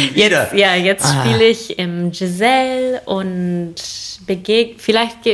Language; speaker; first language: German; non-native, fluent; English